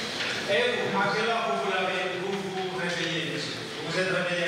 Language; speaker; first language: French; non-native, fluent; Indonesian